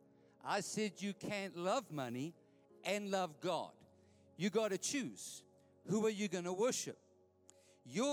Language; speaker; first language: English; native; English